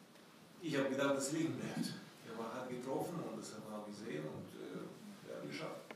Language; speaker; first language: German; non-native, fluent; Ukrainian